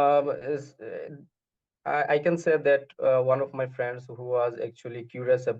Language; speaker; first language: English; non-native, learner; Bangla